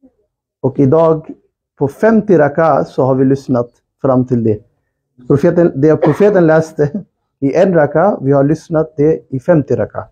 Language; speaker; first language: Swedish; early bilingual, other home language; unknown